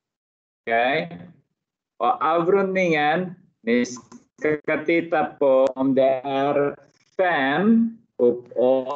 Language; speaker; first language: Swedish; non-native, fluent; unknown